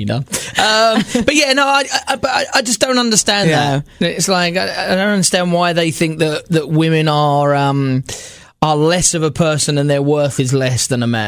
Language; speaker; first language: English; native; English